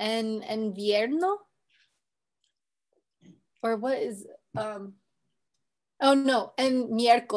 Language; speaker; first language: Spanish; non-native, learner; English